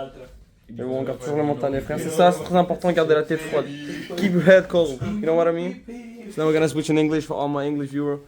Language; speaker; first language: French; native; French